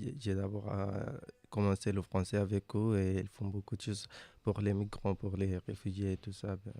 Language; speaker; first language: French; non-native, learner; Arabic